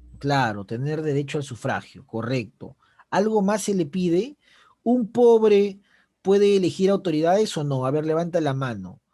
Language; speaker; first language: Spanish; native; Spanish